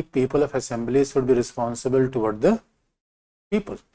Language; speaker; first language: English; non-native, local second language; Hindi